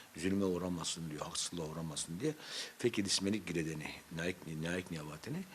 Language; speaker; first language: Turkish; non-native, local second language; Zaza